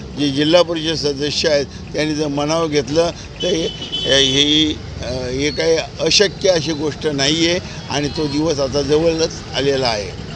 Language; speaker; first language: Marathi; native; Marathi